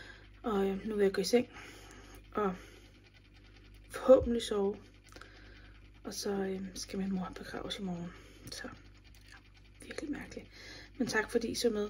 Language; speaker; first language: Danish; native; Danish